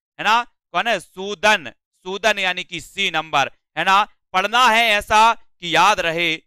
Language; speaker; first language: Hindi; native; Hindi